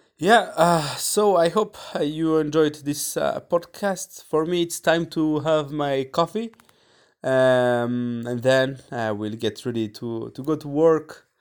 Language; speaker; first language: English; non-native, fluent; French